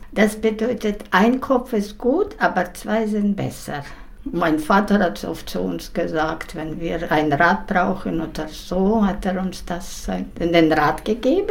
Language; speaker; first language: German; non-native, fluent; Russian